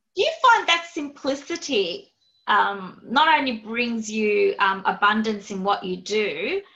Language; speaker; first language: English; native; English